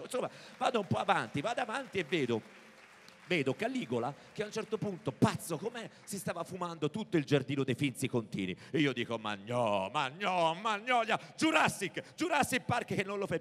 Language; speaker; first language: Italian; native; Italian